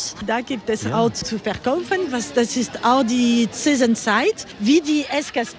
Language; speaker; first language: German; non-native, learner; French